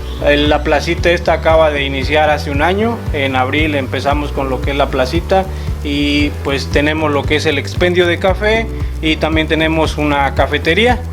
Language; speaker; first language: Spanish; native; Spanish